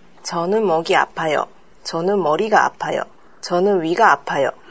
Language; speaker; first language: Korean; non-native, learner; Japanese